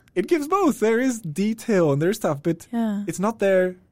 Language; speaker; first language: English; non-native, fluent; Dutch